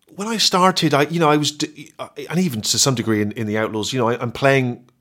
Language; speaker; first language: English; native; English